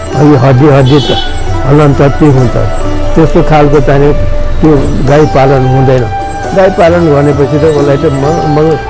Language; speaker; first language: Nepali; non-native, local second language; Newari